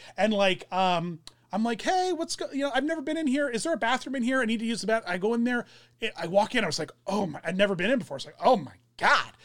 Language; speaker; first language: English; early bilingual, other home language; German